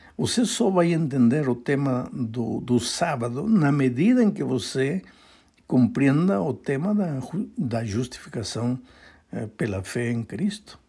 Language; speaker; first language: Portuguese; non-native, fluent; Spanish